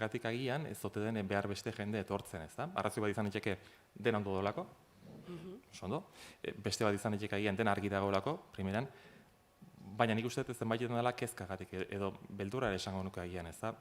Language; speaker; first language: Basque; native; Basque